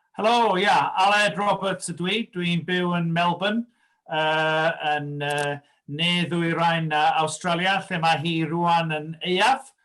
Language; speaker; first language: Welsh; early bilingual, heritage; Welsh